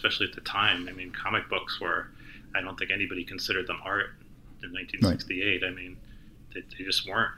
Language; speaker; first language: English; native; English